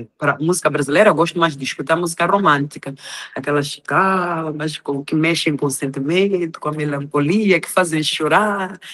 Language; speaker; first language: Portuguese; non-native, local second language; Tsonga